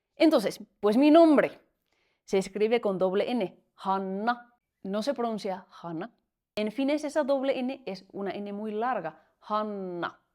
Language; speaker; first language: Spanish; non-native, fluent; Finnish